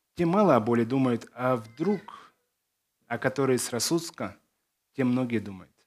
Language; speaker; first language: Russian; native; Russian